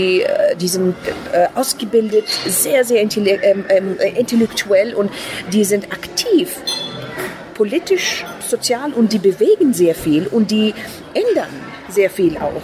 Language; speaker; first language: German; non-native, fluent; Persian